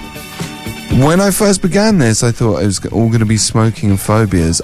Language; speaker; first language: English; native; English